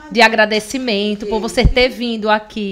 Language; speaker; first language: Portuguese; native; Portuguese